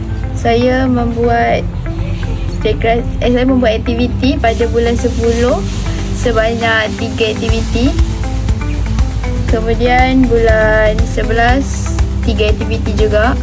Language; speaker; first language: Malay; native; Malay